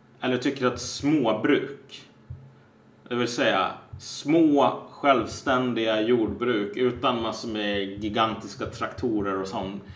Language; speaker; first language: Swedish; native; Swedish